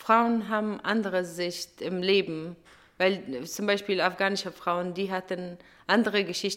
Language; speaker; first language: German; non-native, fluent; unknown